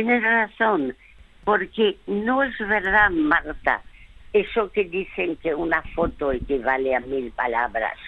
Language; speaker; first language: Spanish; early bilingual, other home language; French